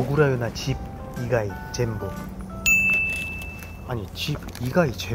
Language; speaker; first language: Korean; native; Korean